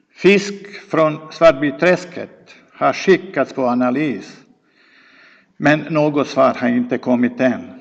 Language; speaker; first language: Swedish; non-native, fluent; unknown